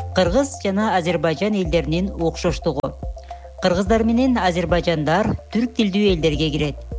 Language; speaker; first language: Kyrgyz; native; Kyrgyz